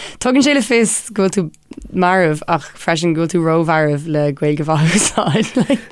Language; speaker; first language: Irish; non-native, local second language; English